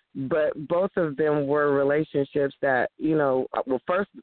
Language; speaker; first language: English; native; English